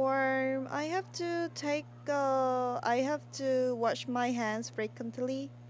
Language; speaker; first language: English; non-native, learner; Korean